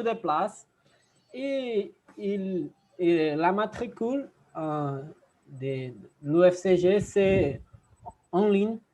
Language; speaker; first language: French; non-native, learner; Portuguese